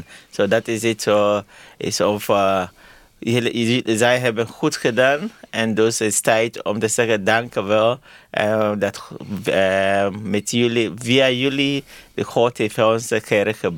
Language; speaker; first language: Dutch; non-native, learner; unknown